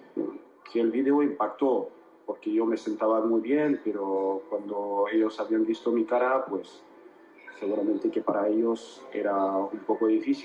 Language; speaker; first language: Spanish; non-native, fluent; French